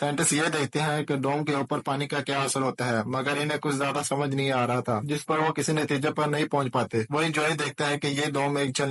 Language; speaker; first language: Hindi; native; Hindi